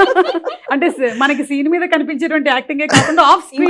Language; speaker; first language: Telugu; native; Telugu